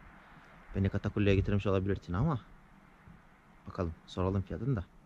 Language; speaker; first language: Turkish; native; Turkish